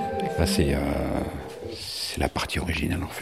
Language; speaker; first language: French; native; French